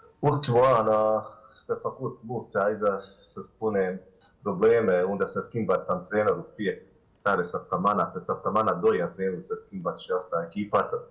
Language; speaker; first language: Romanian; non-native, learner; Bosnian